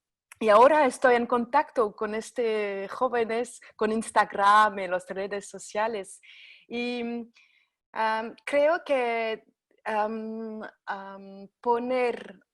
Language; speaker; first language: Spanish; non-native, fluent; French